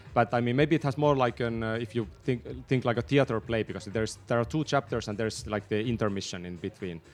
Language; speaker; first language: English; non-native, fluent; Finnish